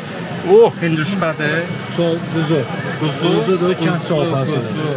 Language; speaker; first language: Russian; non-native, local second language; Azerbaijani